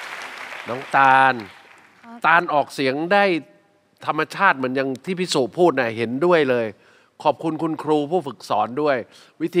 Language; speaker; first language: Thai; native; Thai